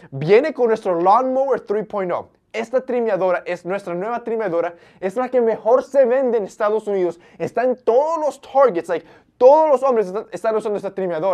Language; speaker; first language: Spanish; early bilingual, heritage; Spanish